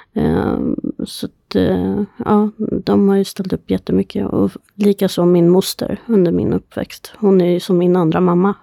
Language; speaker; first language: Swedish; native; Swedish